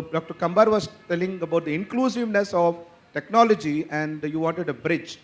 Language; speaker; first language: English; non-native, local second language; Kannada